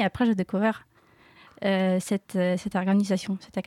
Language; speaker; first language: French; non-native, learner; Ukrainian